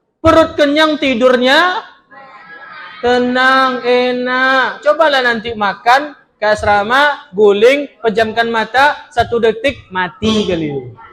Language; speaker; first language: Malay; non-native, local second language; Minangkabau